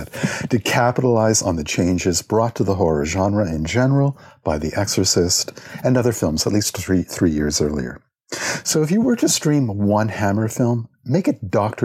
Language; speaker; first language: English; native; English